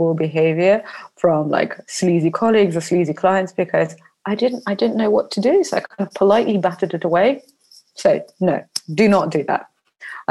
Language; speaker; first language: English; early bilingual, other home language; Russian